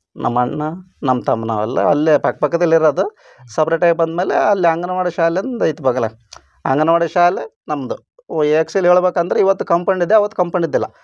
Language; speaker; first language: Kannada; native; Kannada